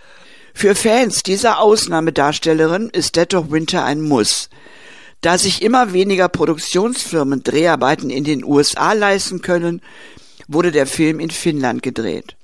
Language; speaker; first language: German; native; German